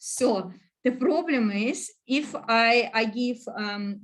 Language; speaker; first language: English; non-native, learner; Russian